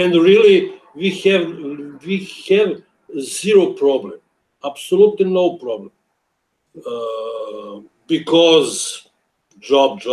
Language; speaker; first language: English; non-native, learner; Serbian